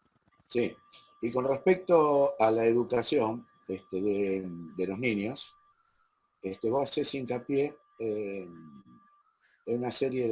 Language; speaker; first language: Spanish; native; Spanish